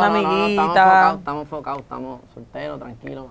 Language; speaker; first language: Spanish; native; Spanish